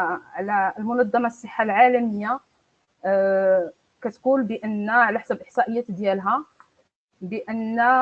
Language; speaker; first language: Arabic; native; Arabic